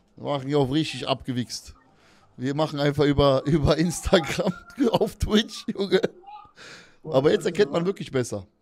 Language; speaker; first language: German; early bilingual, other home language; Polish